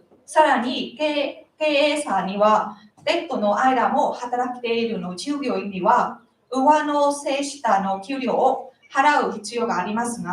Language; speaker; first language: Japanese; non-native, learner; Vietnamese